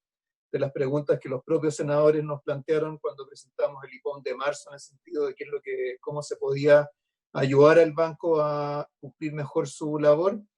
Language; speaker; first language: Spanish; native; Spanish